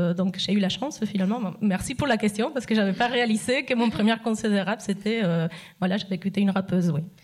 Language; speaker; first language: French; non-native, fluent; Spanish